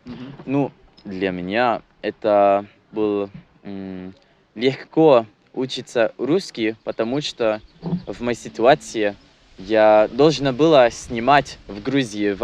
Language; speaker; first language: Russian; non-native, learner; English